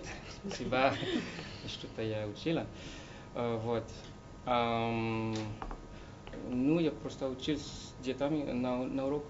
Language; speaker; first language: Russian; non-native, learner; French